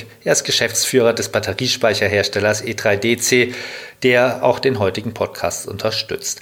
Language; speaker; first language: German; native; German